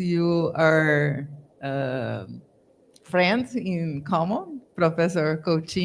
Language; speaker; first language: English; non-native, learner; Portuguese